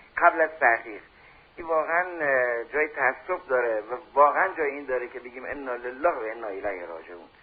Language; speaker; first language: Persian; native; Persian